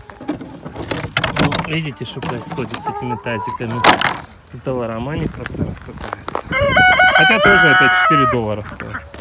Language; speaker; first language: Russian; native; Russian